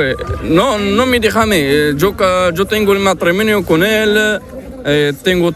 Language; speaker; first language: Spanish; non-native, learner; Arabic